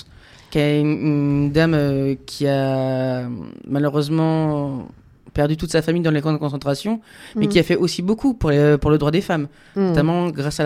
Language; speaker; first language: French; native; French